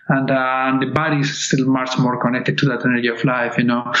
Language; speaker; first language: English; non-native, fluent; Spanish